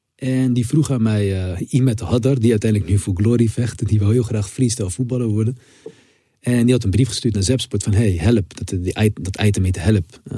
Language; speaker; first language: Dutch; native; Dutch